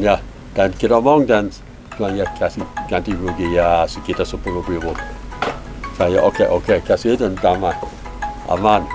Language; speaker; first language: Indonesian; non-native, learner; English